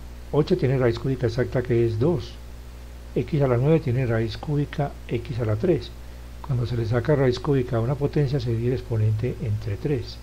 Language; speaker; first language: Spanish; native; Spanish